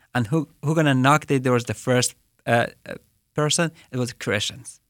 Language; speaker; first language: English; non-native, fluent; Persian